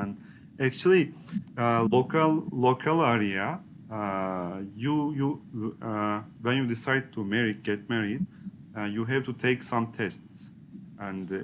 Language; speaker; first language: English; non-native, learner; Turkish